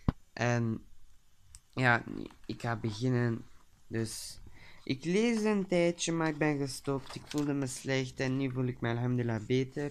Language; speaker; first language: Dutch; early bilingual, other home language; Turkish